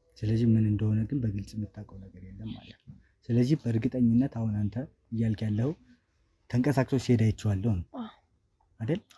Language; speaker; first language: Amharic; native; Amharic